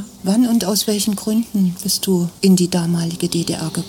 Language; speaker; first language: German; native; German